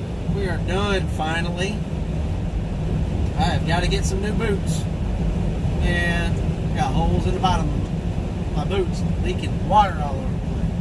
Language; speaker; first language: English; native; English